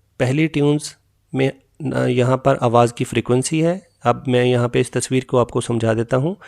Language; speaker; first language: Urdu; native; Urdu